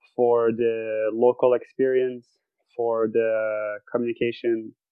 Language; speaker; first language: English; non-native, fluent; French